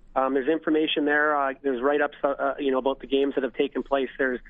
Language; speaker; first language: English; native; English